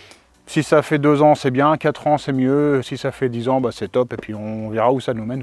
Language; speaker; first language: French; native; French